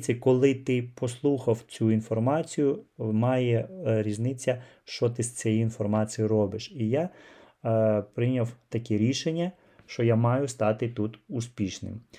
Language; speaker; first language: Ukrainian; non-native, local second language; Russian